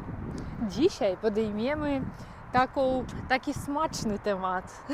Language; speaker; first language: Polish; non-native, learner; Ukrainian